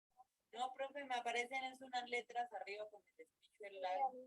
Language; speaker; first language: Spanish; native; Spanish